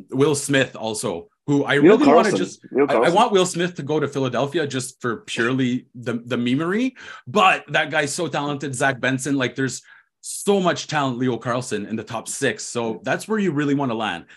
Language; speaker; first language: English; native; English